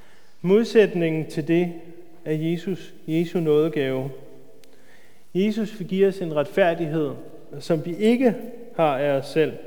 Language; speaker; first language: Danish; native; Danish